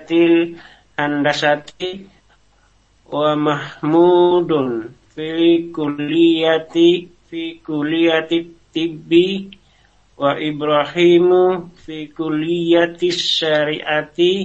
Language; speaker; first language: Arabic; non-native, learner; Indonesian